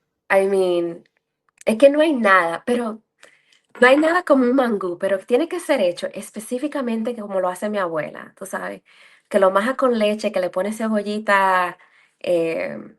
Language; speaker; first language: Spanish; early bilingual, heritage; Spanish